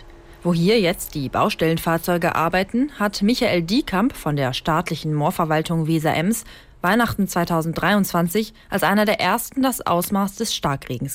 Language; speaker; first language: German; native; German